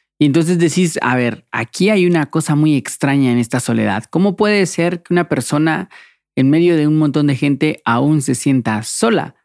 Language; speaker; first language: Spanish; native; Spanish